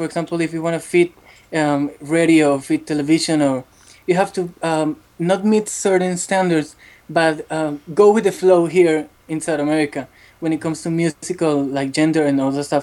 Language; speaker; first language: English; non-native, fluent; Spanish